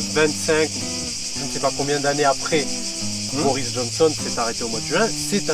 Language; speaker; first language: French; native; French